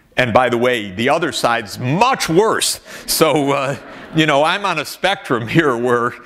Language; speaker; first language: English; native; English